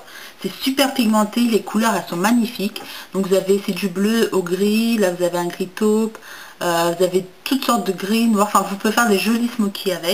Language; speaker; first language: French; native; French